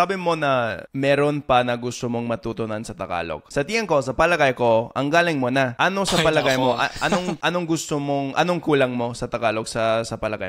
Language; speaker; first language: Filipino; non-native, fluent; English